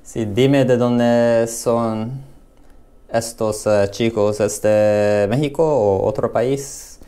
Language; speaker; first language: Spanish; non-native, learner; English